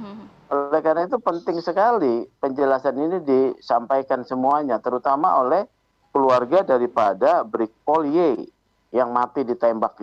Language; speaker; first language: Indonesian; native; Indonesian